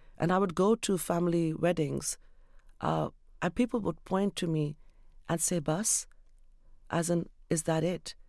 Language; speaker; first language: English; non-native, local second language; Urdu